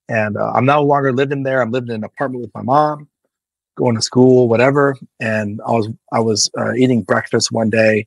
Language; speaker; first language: English; native; English